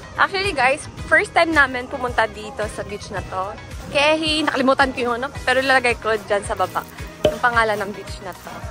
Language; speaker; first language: Filipino; native; Filipino